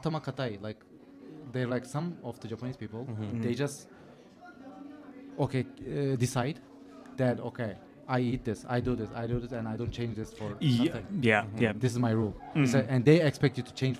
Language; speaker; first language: English; non-native, fluent; Turkish